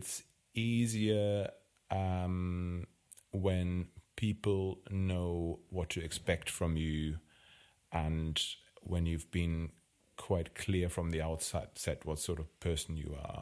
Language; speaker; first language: English; non-native, fluent; German